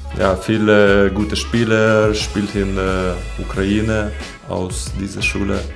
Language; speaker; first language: German; non-native, learner; Russian